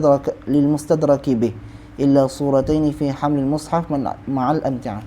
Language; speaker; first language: Arabic; non-native, fluent; Malay